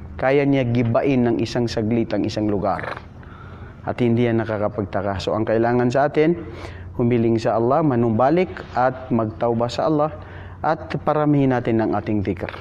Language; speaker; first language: Filipino; non-native, local second language; Maranao